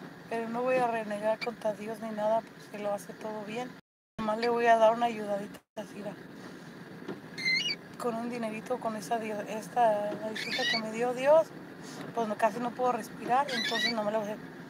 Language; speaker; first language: Spanish; early bilingual, heritage; Spanish